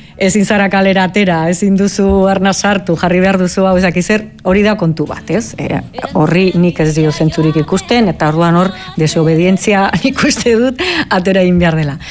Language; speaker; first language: Basque; non-native, local second language; Spanish